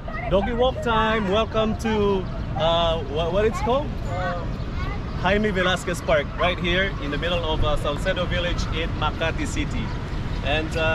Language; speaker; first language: English; non-native, local second language; Filipino